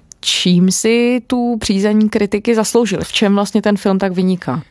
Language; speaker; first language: Czech; native; Czech